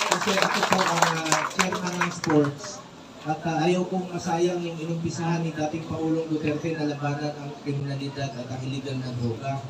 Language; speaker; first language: Filipino; non-native, local second language; Cebuano